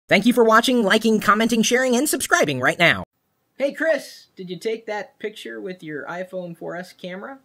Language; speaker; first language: English; native; English